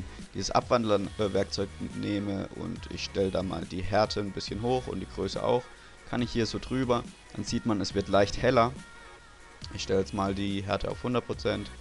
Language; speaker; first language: German; native; German